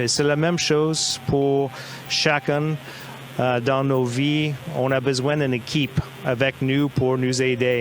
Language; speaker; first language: French; non-native, learner; English